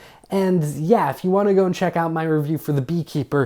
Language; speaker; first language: English; native; English